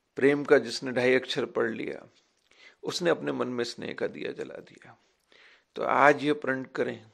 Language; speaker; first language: Hindi; native; Hindi